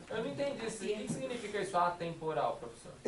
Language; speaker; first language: Portuguese; native; Portuguese